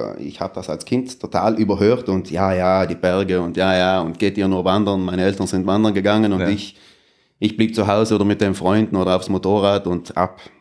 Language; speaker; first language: German; native; German